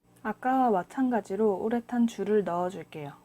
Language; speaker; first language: Korean; native; Korean